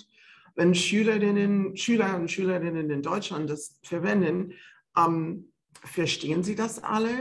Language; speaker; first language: German; non-native, fluent; English